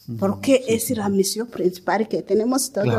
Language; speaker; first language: Spanish; non-native, learner; Kinyarwanda